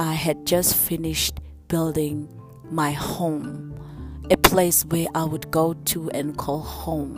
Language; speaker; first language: English; non-native, local second language; Zulu